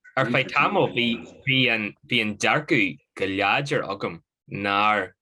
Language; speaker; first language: Irish; non-native, local second language; English